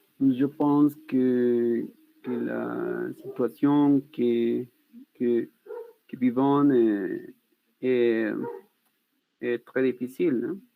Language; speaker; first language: French; non-native, learner; Spanish